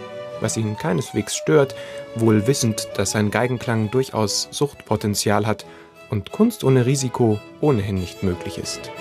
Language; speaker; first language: German; native; German